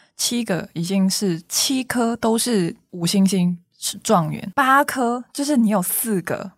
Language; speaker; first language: Chinese; non-native, local second language; Cantonese